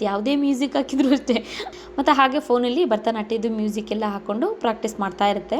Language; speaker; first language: Kannada; native; Kannada